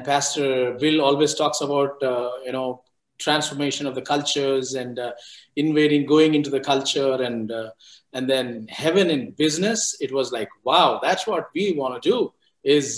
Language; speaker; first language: English; non-native, local second language; Telugu